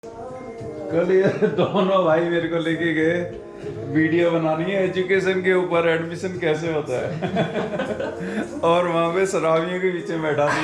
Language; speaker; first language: Hindi; native; Hindi